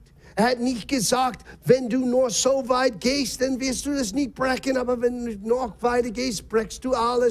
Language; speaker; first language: German; non-native, fluent; English